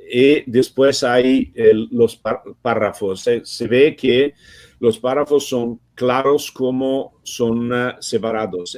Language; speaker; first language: Spanish; non-native, fluent; Italian